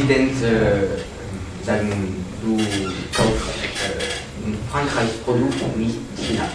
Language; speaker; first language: German; non-native, learner; French